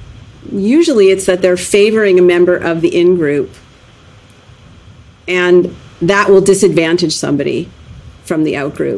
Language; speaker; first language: English; native; English